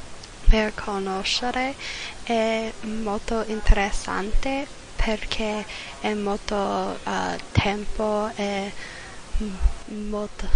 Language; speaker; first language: Italian; non-native, learner; English